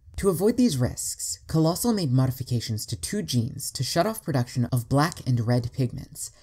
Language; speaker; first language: English; native; English